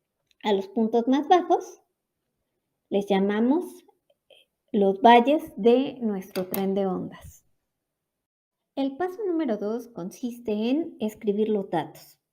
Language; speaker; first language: Spanish; native; Spanish